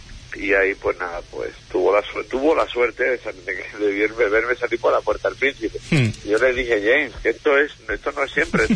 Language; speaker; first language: Spanish; native; Spanish